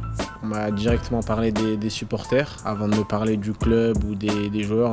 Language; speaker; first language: French; early bilingual, other home language; Arabic